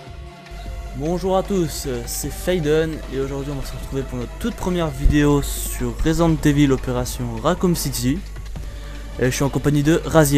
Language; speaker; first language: French; native; French